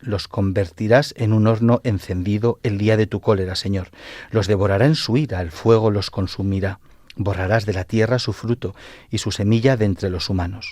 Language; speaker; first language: Spanish; native; Spanish